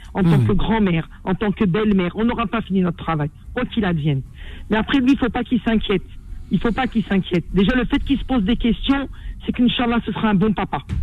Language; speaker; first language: French; non-native, local second language; Arabic